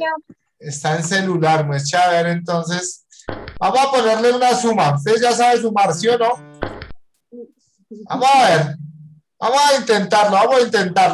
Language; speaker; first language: Spanish; native; Spanish